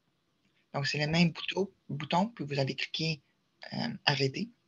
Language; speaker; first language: French; native; French